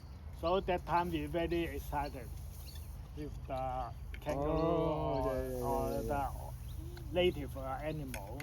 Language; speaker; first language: English; non-native, learner; Cantonese